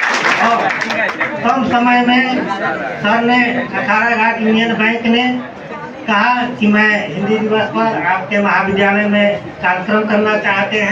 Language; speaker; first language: Hindi; native; Hindi